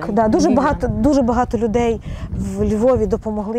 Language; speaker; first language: Ukrainian; non-native, local second language; Russian